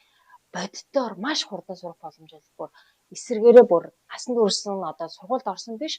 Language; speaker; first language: Mongolian; native; Mongolian